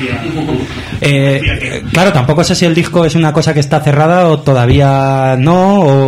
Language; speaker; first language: Spanish; native; Spanish